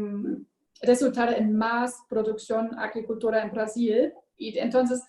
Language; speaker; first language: Spanish; non-native, learner; German